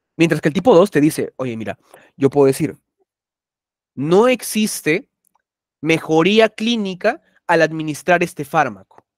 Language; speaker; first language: Spanish; native; Spanish